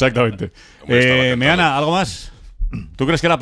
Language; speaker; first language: Spanish; native; Spanish